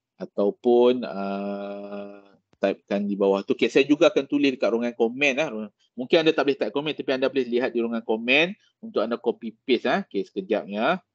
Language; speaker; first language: Malay; native; Malay